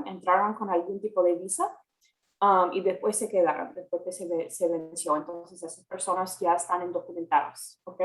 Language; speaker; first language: Spanish; non-native, fluent; English